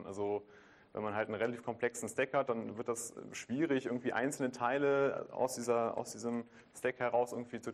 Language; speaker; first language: German; native; German